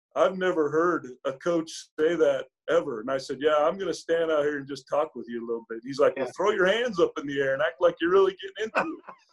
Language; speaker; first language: English; native; English